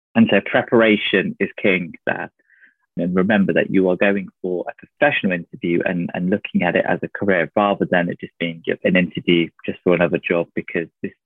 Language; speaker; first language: English; native; English